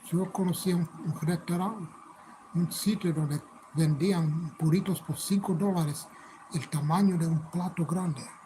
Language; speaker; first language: Spanish; non-native, fluent; English